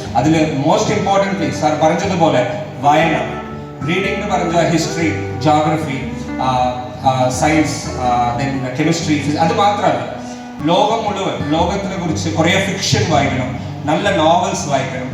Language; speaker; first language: Malayalam; non-native, local second language; Tamil